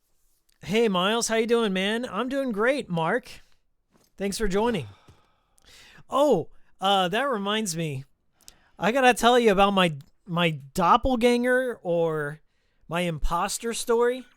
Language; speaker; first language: English; native; English